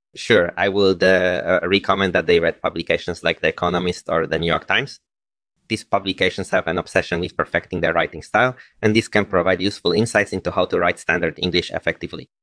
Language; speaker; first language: English; non-native, fluent; Polish